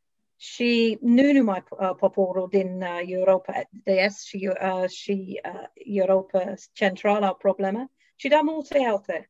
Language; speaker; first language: Romanian; non-native, learner; English